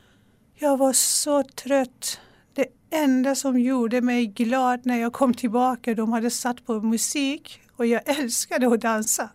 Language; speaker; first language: Swedish; non-native, fluent; Persian